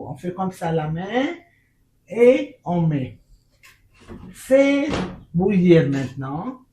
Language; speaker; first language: French; non-native, local second language; Arabic